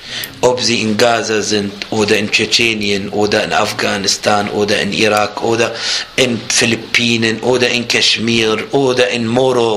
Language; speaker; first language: German; non-native, fluent; Arabic